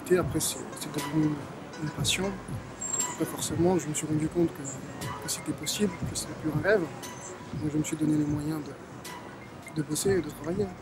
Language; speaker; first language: French; early bilingual, other home language; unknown